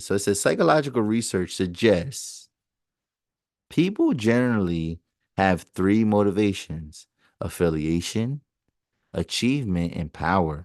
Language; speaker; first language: English; native; English